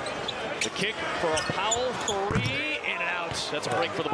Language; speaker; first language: English; native; English